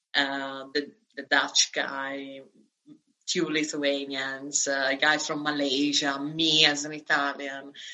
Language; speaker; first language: English; non-native, fluent; Italian